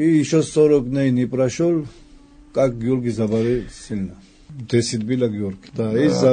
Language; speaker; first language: Russian; non-native, fluent; Georgian